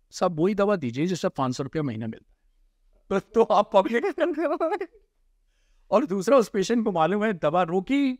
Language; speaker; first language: Hindi; native; Hindi